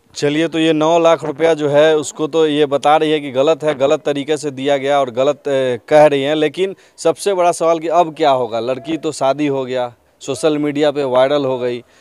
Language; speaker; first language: Hindi; native; Hindi